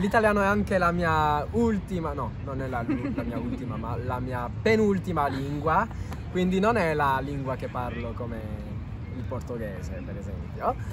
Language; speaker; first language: Italian; non-native, fluent; French